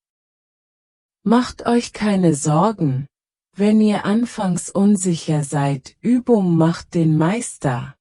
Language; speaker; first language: German; native; German